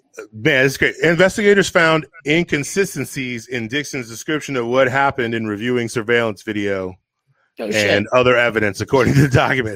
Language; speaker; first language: English; native; English